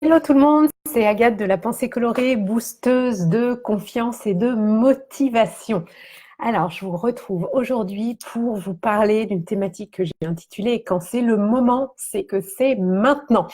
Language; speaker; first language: French; native; French